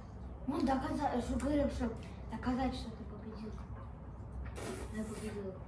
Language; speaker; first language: Russian; non-native, local second language; Kazakh